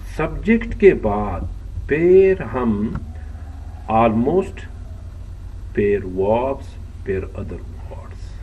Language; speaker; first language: Urdu; non-native, local second language; Pashto